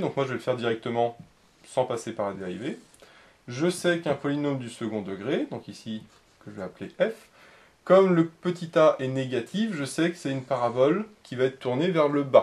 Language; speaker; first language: French; native; French